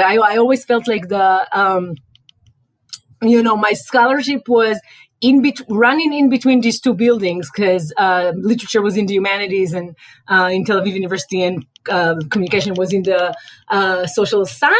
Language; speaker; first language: English; non-native, fluent; Hebrew